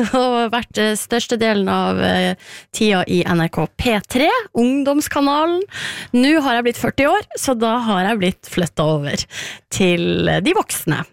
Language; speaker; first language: Norwegian; native; Norwegian